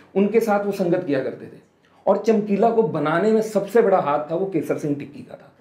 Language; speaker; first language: Hindi; native; Hindi